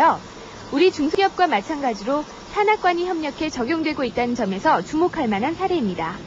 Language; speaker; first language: Korean; native; Korean